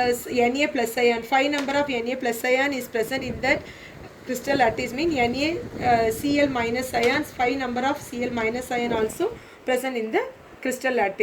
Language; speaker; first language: English; non-native, local second language; Tamil